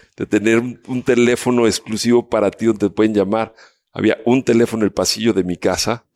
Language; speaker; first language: Spanish; native; Spanish